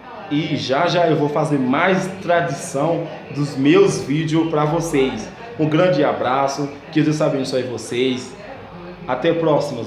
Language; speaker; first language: Portuguese; non-native, learner; Haitian Creole